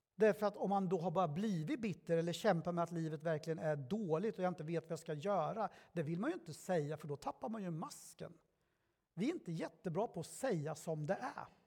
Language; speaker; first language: Swedish; early bilingual, other home language; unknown